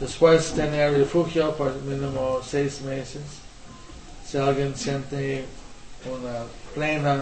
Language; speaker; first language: Spanish; non-native, learner; English